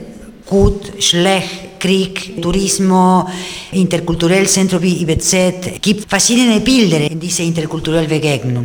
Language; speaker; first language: German; non-native, learner; Spanish